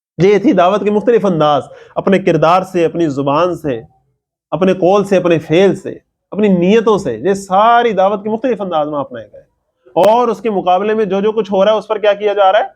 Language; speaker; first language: Urdu; non-native, local second language; Punjabi